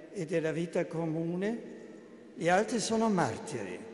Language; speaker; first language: Italian; non-native, fluent; German